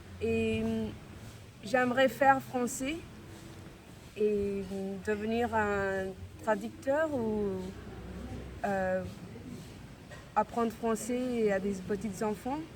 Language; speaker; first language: French; non-native, fluent; Tamil